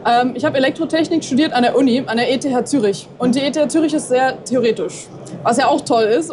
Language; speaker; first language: German; native; German